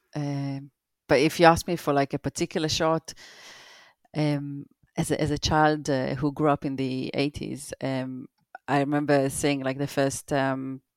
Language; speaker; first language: English; non-native, fluent; Hebrew